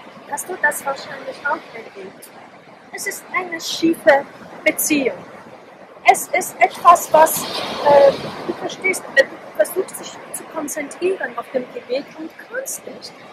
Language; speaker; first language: German; non-native, fluent; Polish